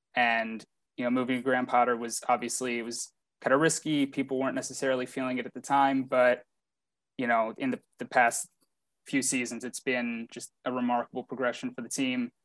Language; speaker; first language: English; native; English